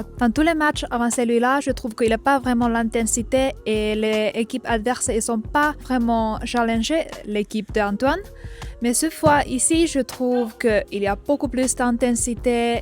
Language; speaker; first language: French; non-native, fluent; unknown